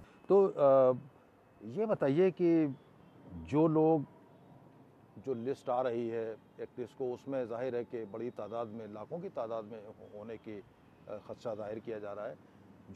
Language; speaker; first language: Urdu; native; Urdu